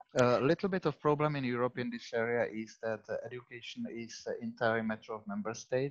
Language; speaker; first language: English; non-native, fluent; Czech